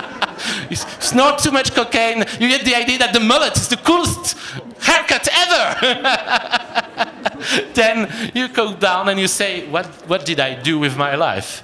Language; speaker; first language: English; non-native, fluent; French